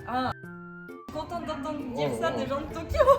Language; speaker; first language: French; native; French